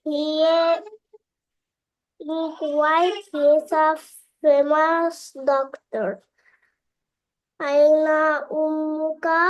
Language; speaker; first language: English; non-native, learner; Bangla